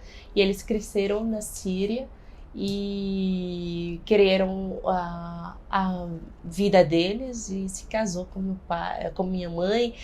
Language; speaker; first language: Portuguese; non-native, fluent; Arabic